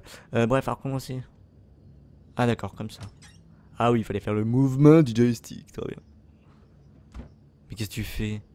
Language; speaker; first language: French; native; French